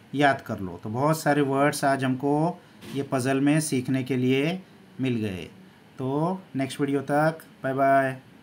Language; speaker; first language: Hindi; native; Hindi